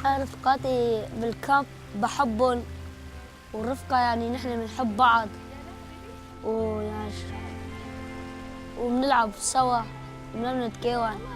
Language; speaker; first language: Arabic; native; Arabic